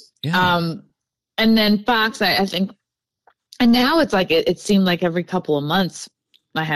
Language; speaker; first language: English; native; English